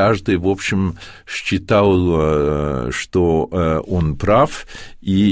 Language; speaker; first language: Russian; early bilingual, heritage; Russian